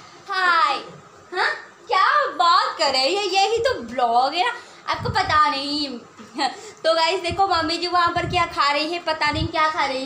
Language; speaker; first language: Hindi; non-native, local second language; Odia